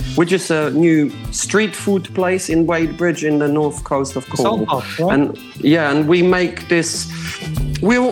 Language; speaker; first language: English; non-native, fluent; Croatian